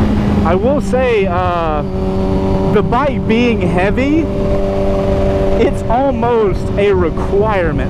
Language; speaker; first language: English; native; English